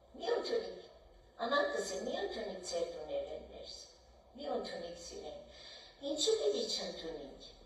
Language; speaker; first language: Armenian; native; Armenian